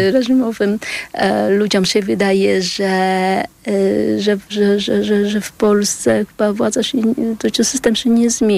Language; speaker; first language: Polish; early bilingual, other home language; Vietnamese